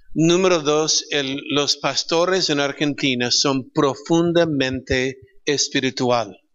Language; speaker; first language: Spanish; non-native, fluent; English